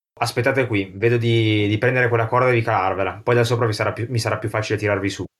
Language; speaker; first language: Italian; native; Italian